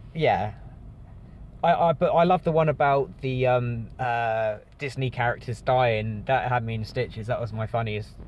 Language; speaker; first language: English; native; English